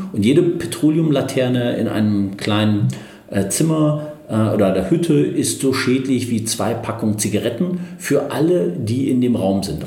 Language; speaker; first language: German; early bilingual, other home language; Turkish